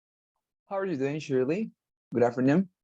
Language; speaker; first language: English; non-native, fluent; Spanish